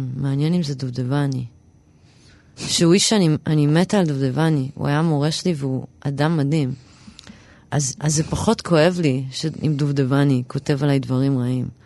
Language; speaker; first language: Hebrew; early bilingual, other home language; English